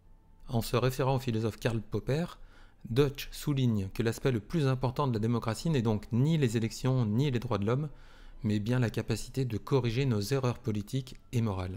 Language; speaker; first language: French; native; French